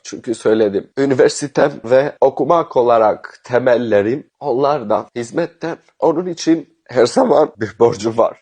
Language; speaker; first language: Turkish; non-native, fluent; Albanian